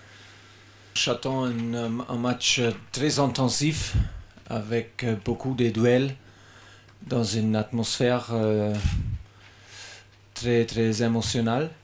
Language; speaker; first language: French; non-native, learner; German